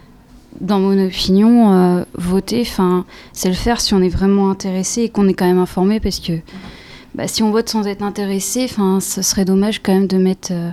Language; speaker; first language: French; native; French